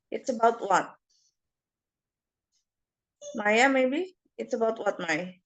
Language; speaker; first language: English; non-native, fluent; Indonesian